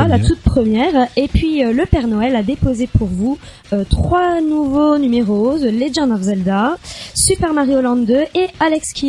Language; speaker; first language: French; native; French